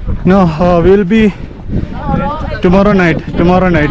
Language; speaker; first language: English; non-native, local second language; Malayalam